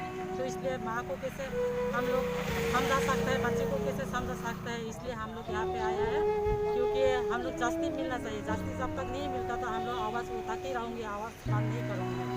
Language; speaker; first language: Hindi; non-native, local second language; Kok Borok